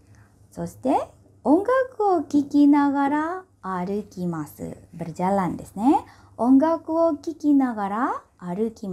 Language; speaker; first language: Japanese; non-native, fluent; Indonesian